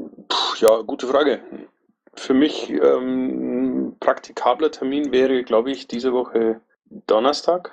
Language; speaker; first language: German; native; German